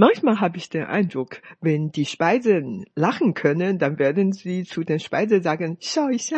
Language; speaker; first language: German; non-native, fluent; Chinese